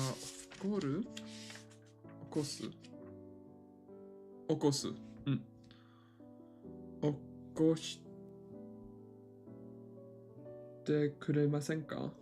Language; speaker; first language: Japanese; non-native, learner; English